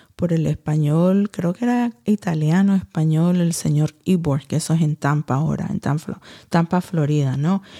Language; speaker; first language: Spanish; early bilingual, heritage; Spanish